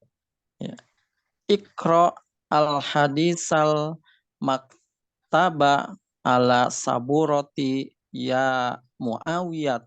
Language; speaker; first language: Arabic; non-native, learner; Indonesian